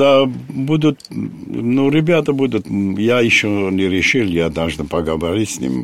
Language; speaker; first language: Russian; non-native, fluent; Armenian